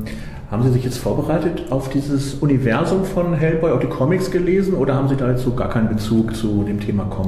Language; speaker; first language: German; native; German